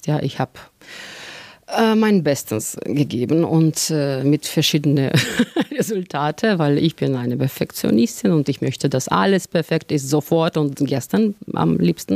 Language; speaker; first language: German; non-native, fluent; Russian